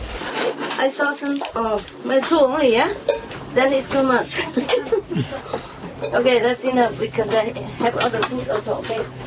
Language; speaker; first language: English; non-native, fluent; Vietnamese